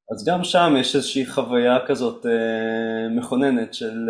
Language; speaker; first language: Hebrew; native; Hebrew